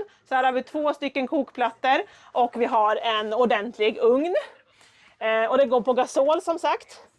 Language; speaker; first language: Swedish; native; Swedish